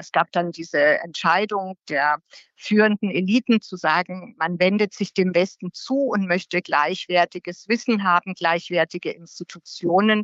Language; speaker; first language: German; native; German